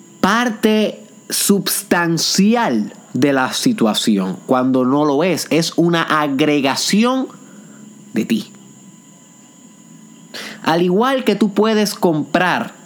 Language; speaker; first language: Spanish; native; Spanish